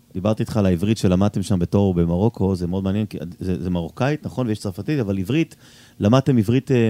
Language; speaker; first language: Hebrew; native; Hebrew